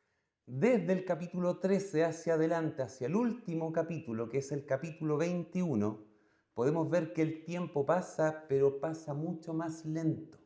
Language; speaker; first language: Spanish; native; Spanish